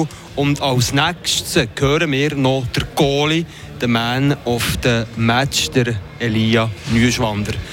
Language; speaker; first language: German; native; German